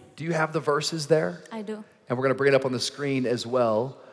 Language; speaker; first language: English; native; English